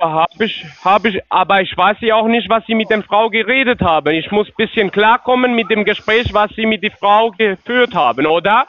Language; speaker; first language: German; non-native, learner; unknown